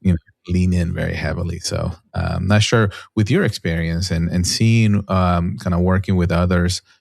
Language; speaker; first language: English; non-native, fluent; Spanish